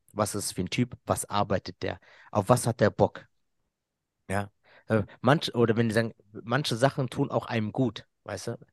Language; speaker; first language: German; early bilingual, other home language; Arabic